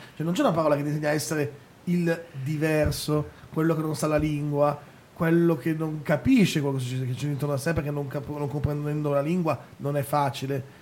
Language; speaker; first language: Italian; native; Italian